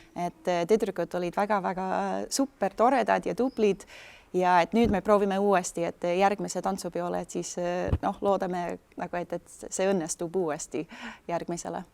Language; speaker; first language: Estonian; non-native, fluent; English